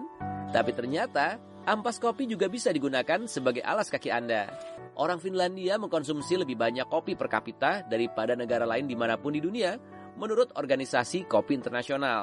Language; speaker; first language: Indonesian; native; Indonesian